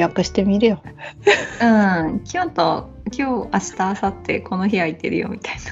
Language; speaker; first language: Japanese; native; Japanese